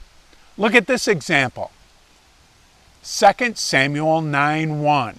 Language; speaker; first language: English; native; English